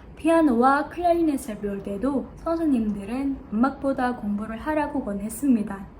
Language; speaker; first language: Korean; non-native, fluent; Indonesian